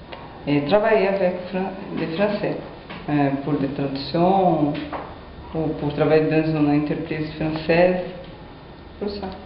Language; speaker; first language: French; non-native, learner; Portuguese